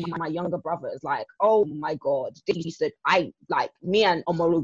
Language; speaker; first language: English; non-native, local second language; Yoruba